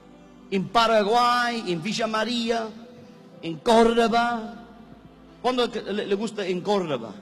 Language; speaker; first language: Spanish; non-native, learner; English